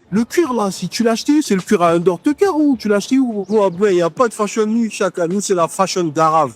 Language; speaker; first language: French; early bilingual, other home language; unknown